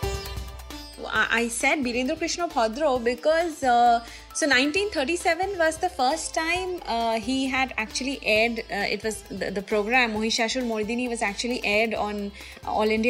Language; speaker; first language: English; non-native, local second language; Bangla